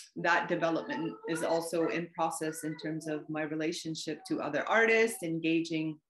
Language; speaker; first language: English; native; English